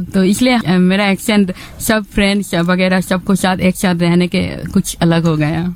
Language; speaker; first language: Hindi; non-native, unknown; Bangla